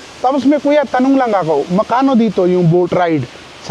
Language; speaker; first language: Filipino; non-native, learner; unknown